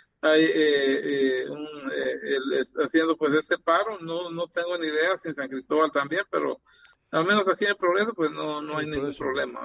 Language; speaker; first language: Spanish; native; Spanish